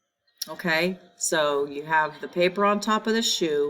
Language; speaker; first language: English; native; English